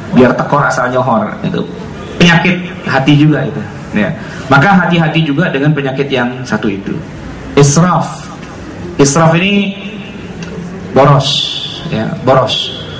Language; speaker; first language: Indonesian; native; Indonesian